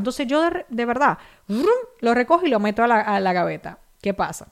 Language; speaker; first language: Spanish; native; Spanish